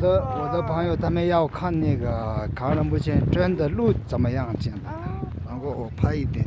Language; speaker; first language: Chinese; non-native, local second language; Tibetan